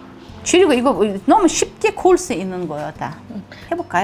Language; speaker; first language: Korean; non-native, learner; Russian